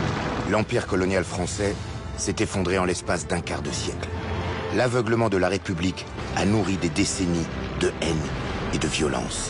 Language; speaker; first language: French; native; French